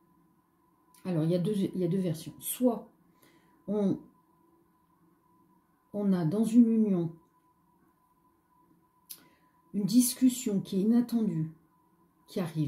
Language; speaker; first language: French; native; French